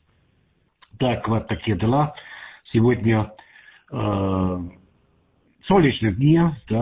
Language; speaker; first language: Russian; non-native, learner; German